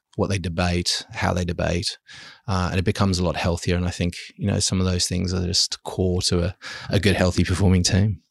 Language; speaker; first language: English; early bilingual, other home language; German